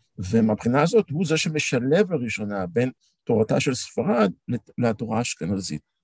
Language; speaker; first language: Hebrew; native; Hebrew